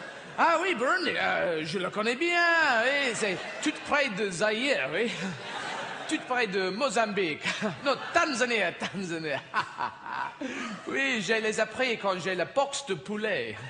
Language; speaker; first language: French; non-native, learner; English